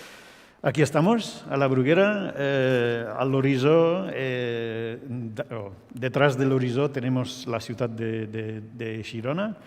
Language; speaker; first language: Spanish; non-native, fluent; English